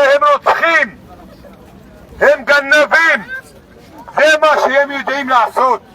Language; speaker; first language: Hebrew; non-native, local second language; Arabic